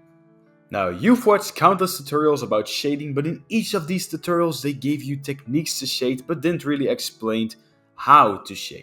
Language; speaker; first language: English; non-native, fluent; Dutch